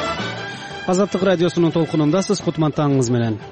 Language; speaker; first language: Kyrgyz; native; Kyrgyz